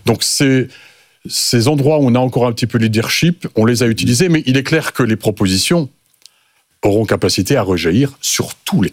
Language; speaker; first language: French; native; French